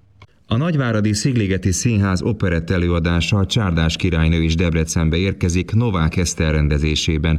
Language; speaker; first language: Hungarian; native; Hungarian